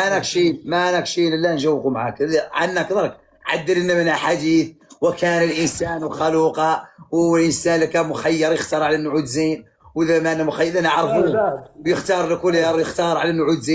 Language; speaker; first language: Arabic; native; Arabic